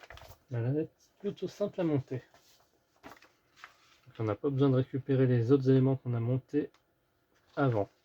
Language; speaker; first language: French; native; French